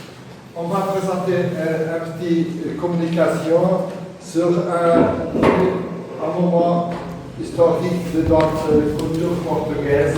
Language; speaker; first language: French; non-native, fluent; Portuguese